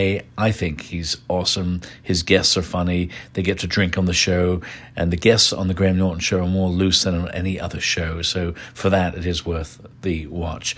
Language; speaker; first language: English; native; English